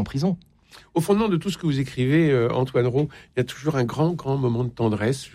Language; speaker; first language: French; native; French